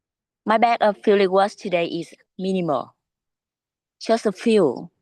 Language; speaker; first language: English; non-native, learner; Vietnamese